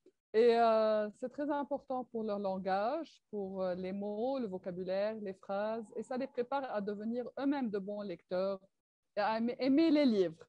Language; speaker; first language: French; non-native, local second language; Arabic